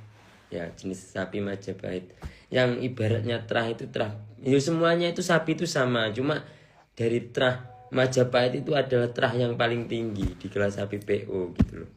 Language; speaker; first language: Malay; non-native, local second language; Javanese